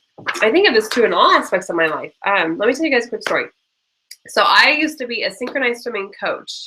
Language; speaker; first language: English; native; English